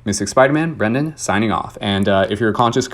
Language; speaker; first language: English; native; English